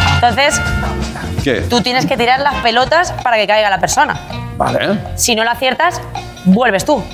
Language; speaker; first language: Spanish; native; Spanish